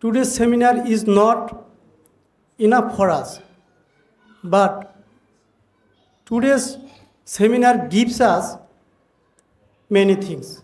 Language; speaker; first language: English; non-native, learner; Bangla